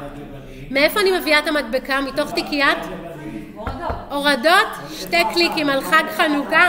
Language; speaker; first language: Hebrew; native; Hebrew